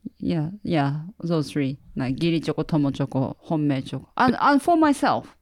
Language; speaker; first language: English; non-native, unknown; Japanese